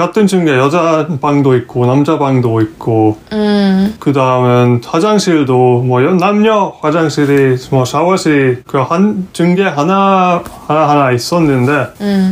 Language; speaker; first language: Korean; non-native, fluent; Hungarian